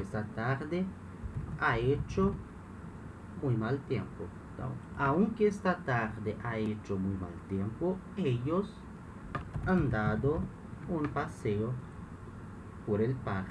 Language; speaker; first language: Spanish; non-native, fluent; Portuguese